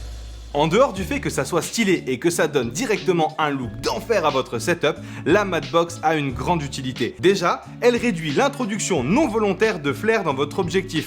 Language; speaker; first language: French; native; French